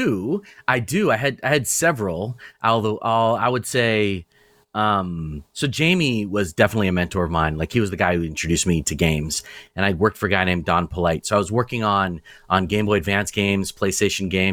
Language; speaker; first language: English; native; English